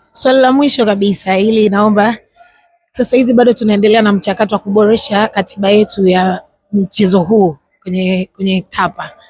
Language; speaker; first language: Swahili; native; Swahili